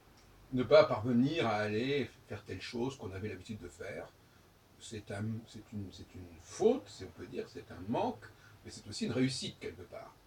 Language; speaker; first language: French; native; French